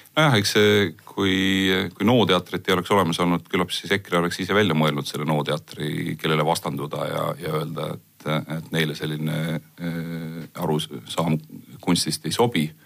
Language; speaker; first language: Estonian; native; Estonian